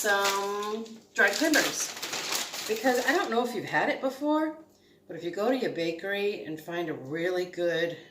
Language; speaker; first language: English; native; English